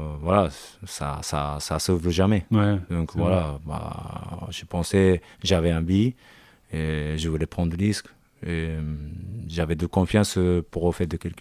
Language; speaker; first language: French; non-native, learner; Japanese